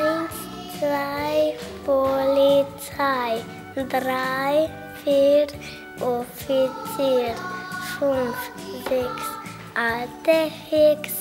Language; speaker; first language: German; non-native, learner; Slovenian